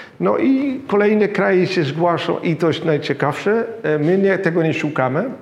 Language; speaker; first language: Polish; non-native, fluent; Dutch